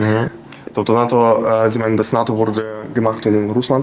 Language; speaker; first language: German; non-native, fluent; Ukrainian